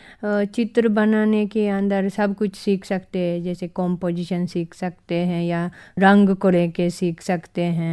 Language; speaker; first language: Hindi; non-native, fluent; Japanese